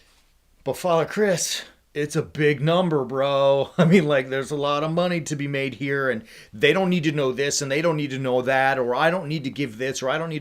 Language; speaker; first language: English; native; English